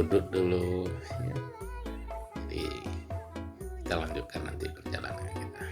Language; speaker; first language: Indonesian; non-native, local second language; Minangkabau